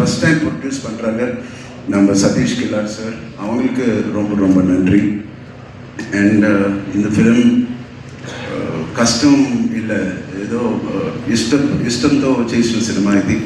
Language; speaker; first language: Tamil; non-native, learner; Telugu